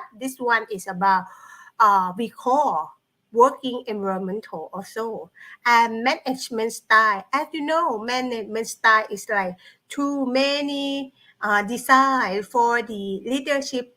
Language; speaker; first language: English; non-native, learner; Thai